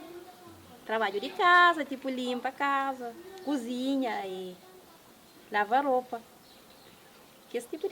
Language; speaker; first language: Portuguese; non-native, local second language; Kabuverdianu